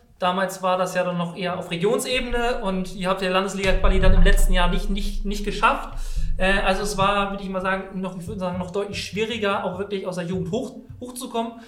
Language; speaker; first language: German; native; German